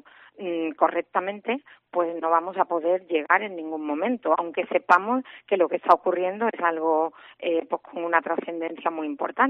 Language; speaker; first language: Spanish; native; Spanish